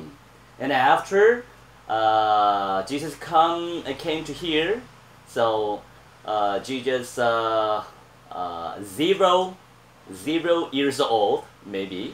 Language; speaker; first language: English; non-native, learner; Korean